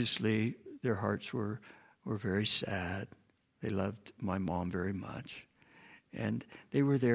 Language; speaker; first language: English; native; English